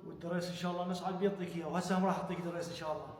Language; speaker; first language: Arabic; native; Arabic